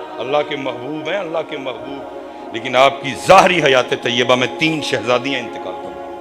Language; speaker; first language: Urdu; non-native, local second language; Punjabi